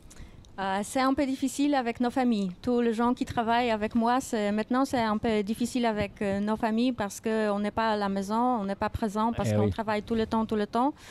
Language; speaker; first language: French; non-native, fluent; Polish